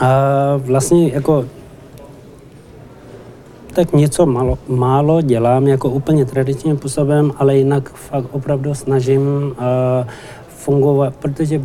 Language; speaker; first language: Czech; non-native, learner; Tibetan